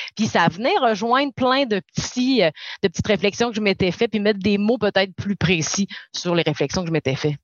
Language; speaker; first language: French; native; French